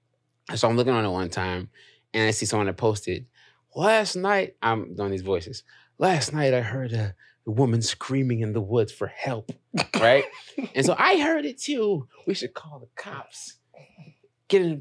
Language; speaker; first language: English; native; English